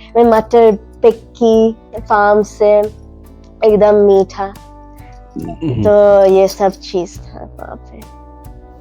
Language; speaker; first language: Hindi; early bilingual, heritage; English